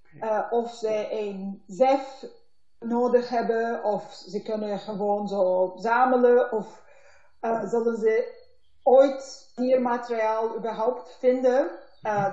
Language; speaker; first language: Dutch; non-native, learner; Turkish